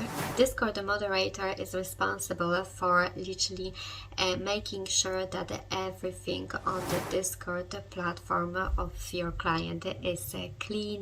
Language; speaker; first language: English; non-native, fluent; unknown